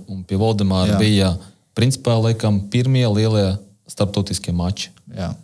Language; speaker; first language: Latvian; non-native, local second language; Russian